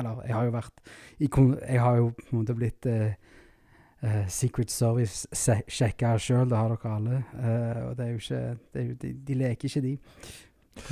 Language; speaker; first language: Norwegian; native; Norwegian